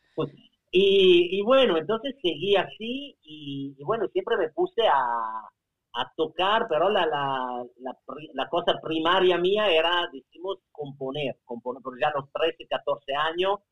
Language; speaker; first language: Spanish; non-native, fluent; Italian